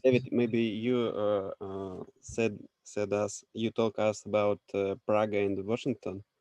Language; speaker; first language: English; non-native, learner; Russian